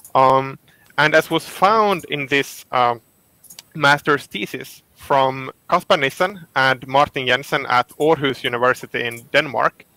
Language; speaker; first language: English; non-native, fluent; Finnish